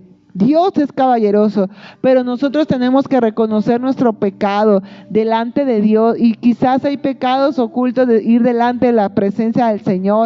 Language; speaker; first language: Spanish; native; Spanish